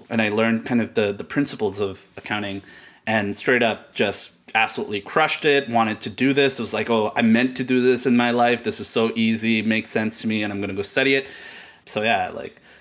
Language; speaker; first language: English; non-native, local second language; Urdu